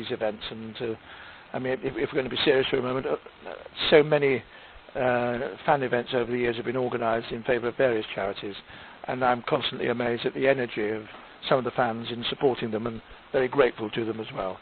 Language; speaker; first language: English; native; English